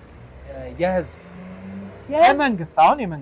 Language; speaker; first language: Amharic; native; Amharic